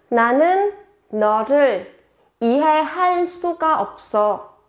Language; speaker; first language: Korean; non-native, fluent; Vietnamese